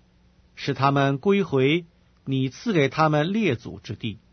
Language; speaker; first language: Chinese; native; Chinese